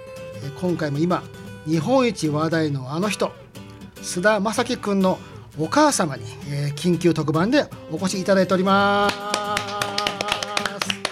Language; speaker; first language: Japanese; native; Japanese